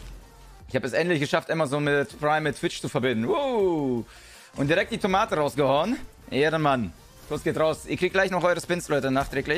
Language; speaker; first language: German; native; German